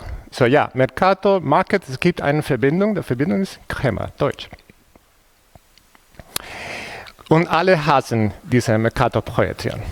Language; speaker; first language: German; non-native, fluent; Spanish